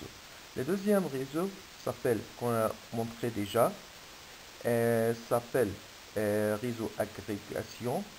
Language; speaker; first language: French; non-native, fluent; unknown